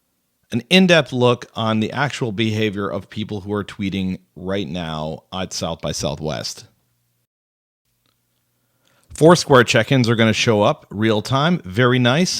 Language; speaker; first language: English; native; English